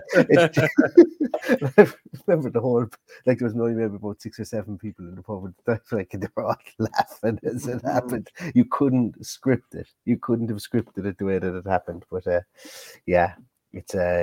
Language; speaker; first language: English; native; English